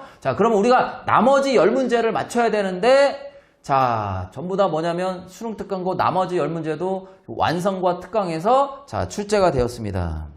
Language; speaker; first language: Korean; native; Korean